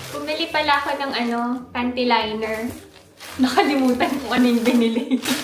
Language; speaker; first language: Filipino; native; Filipino